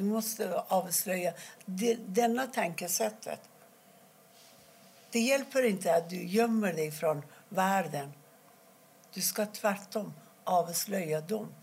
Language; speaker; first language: Swedish; non-native, fluent; Persian